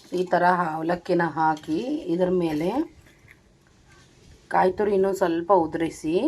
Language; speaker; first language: Kannada; native; Kannada